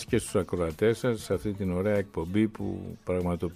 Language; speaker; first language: Greek; native; Greek